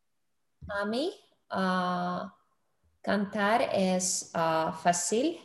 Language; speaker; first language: Spanish; non-native, learner; English